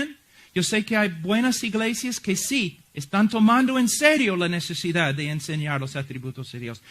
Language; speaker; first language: Spanish; non-native, fluent; English